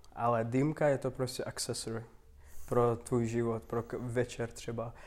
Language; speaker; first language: Czech; non-native, fluent; Turkmen